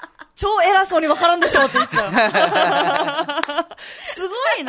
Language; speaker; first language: Japanese; native; Japanese